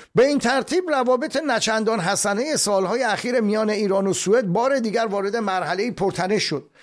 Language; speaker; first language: Persian; native; Persian